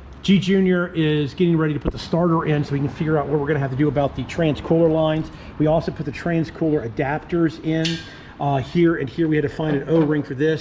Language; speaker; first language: English; native; English